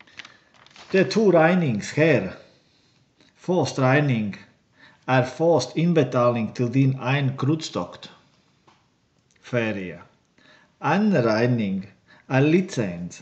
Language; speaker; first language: Danish; non-native, learner; Latvian